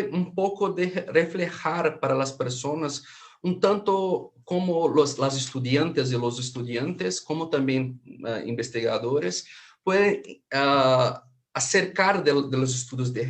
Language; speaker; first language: Spanish; non-native, fluent; Portuguese